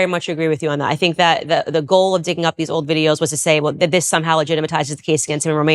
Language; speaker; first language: English; native; English